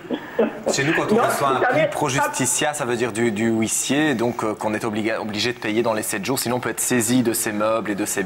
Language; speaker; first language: French; native; French